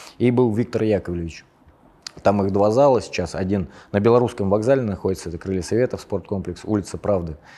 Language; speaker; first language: Russian; native; Russian